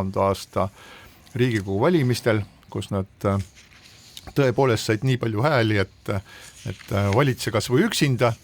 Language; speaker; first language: Estonian; native; Estonian